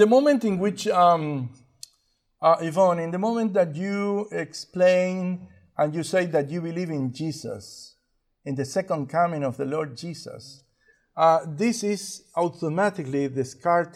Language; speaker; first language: English; non-native, fluent; Spanish